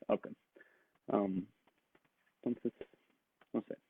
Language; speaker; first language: Spanish; non-native, local second language; English